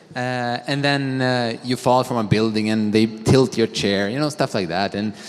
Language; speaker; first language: English; non-native, fluent; Swedish